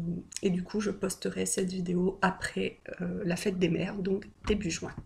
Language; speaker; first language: French; native; French